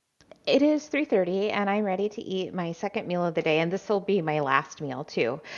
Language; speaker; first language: English; native; English